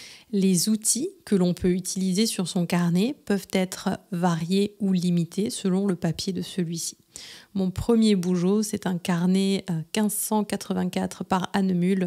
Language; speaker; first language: French; native; French